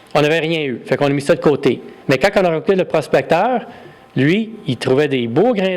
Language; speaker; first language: French; native; French